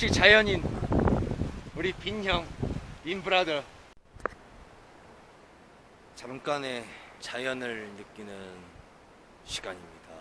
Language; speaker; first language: Korean; native; Korean